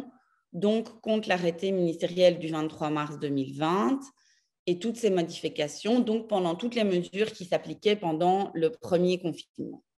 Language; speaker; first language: French; native; French